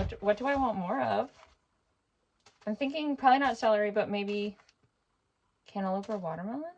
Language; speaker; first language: English; native; English